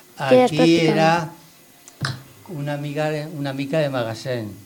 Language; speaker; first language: Catalan; non-native, local second language; Spanish